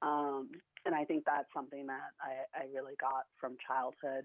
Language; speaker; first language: English; native; English